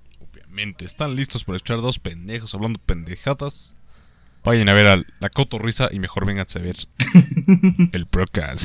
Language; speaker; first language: Spanish; native; Spanish